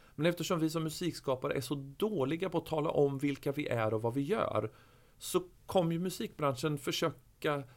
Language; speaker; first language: Swedish; native; Swedish